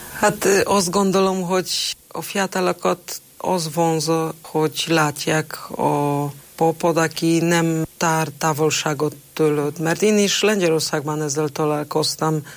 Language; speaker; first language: Hungarian; non-native, fluent; Polish